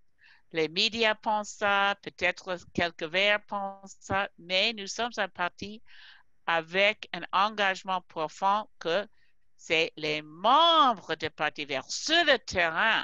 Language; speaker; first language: French; non-native, fluent; English